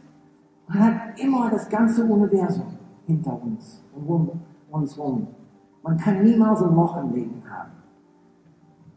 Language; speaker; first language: German; early bilingual, heritage; English